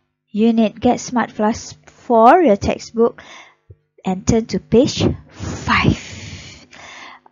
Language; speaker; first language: English; non-native, local second language; Malay